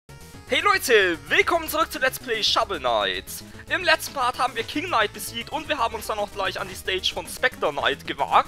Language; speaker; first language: German; native; German